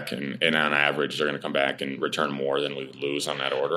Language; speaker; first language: English; native; English